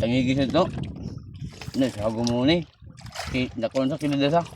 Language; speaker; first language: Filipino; non-native, local second language; Cebuano